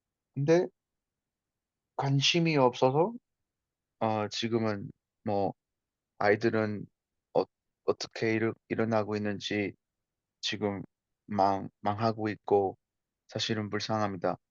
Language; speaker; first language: Korean; non-native, fluent; Spanish